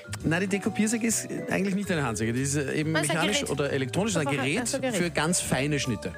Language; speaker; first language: German; native; German